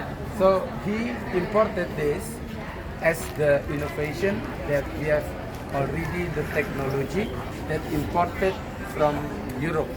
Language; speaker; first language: English; non-native, learner; Indonesian